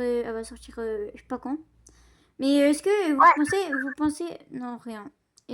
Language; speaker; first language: French; native; French